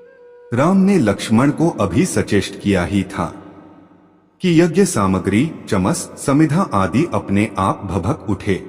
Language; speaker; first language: Hindi; native; Hindi